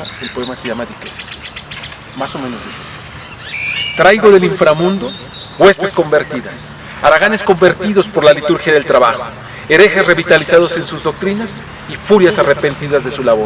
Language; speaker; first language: Spanish; native; Spanish